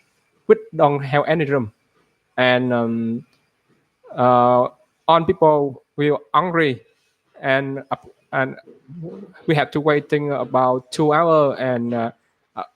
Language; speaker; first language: English; non-native, learner; Vietnamese